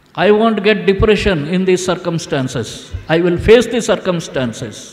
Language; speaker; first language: English; non-native, local second language; Telugu